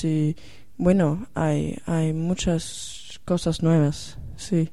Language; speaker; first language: Spanish; non-native, learner; Swedish